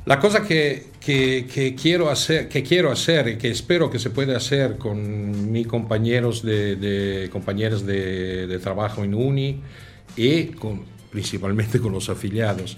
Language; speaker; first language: Spanish; non-native, fluent; Italian